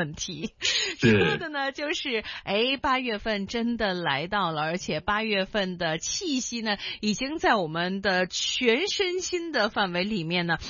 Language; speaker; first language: Chinese; non-native, local second language; Cantonese